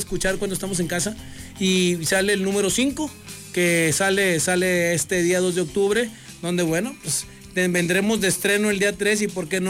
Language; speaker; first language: Spanish; native; Spanish